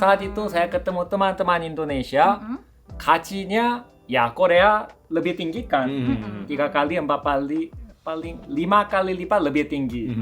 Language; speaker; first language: Indonesian; non-native, fluent; Korean